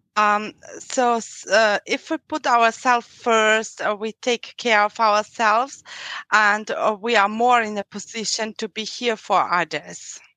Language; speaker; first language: English; non-native, fluent; German